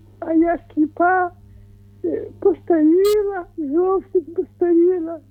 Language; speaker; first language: Ukrainian; native; Ukrainian